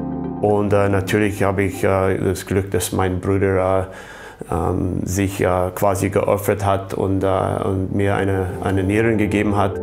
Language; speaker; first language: German; non-native, fluent; English